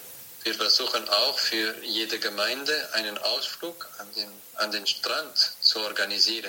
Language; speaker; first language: German; non-native, fluent; French